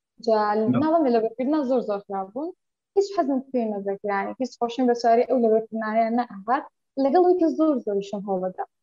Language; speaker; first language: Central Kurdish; non-native, local second language; Kurdish